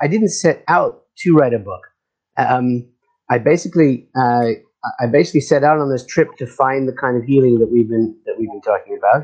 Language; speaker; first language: English; native; English